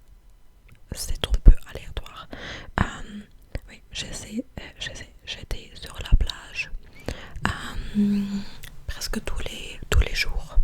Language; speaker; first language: French; non-native, fluent; English